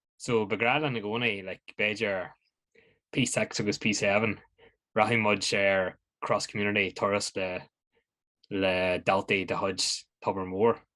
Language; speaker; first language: Irish; native; Irish